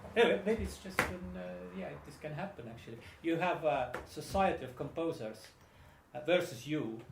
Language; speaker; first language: English; non-native, fluent; Estonian